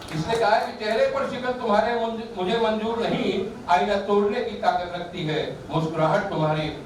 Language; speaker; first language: Hindi; non-native, local second language; Marathi